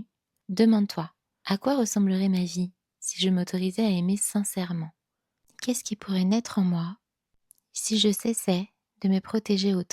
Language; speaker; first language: French; native; French